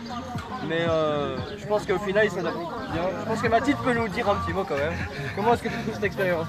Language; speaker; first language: French; native; French